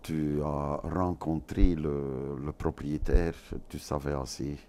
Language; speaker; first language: French; non-native, local second language; Dutch